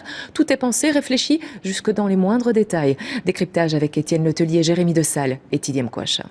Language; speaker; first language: French; native; French